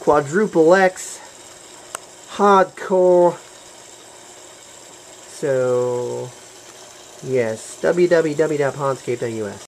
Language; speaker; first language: English; native; English